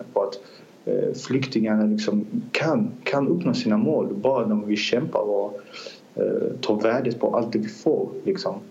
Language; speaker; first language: Swedish; early bilingual, other home language; Azerbaijani